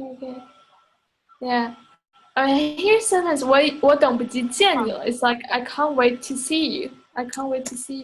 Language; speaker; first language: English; non-native, fluent; Chinese